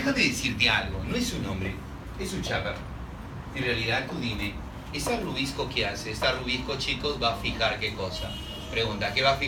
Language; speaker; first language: Spanish; native; Spanish